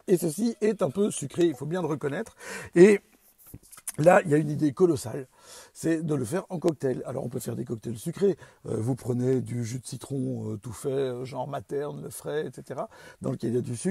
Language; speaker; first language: French; native; French